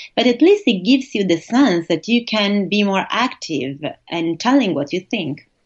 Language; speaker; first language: English; non-native, fluent; Italian